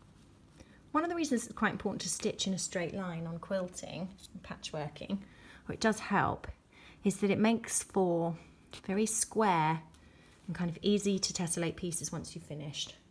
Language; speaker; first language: English; native; English